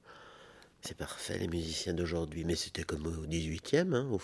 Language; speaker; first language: French; native; French